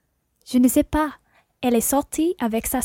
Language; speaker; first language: French; non-native, learner; English